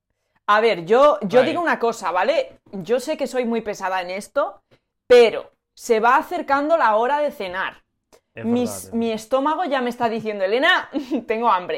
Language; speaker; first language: Spanish; native; Spanish